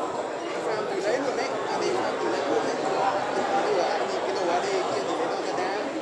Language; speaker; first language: Vietnamese; native; Vietnamese